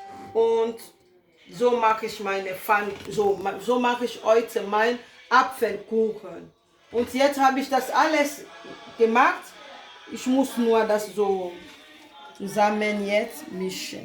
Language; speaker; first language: German; non-native, learner; Lingala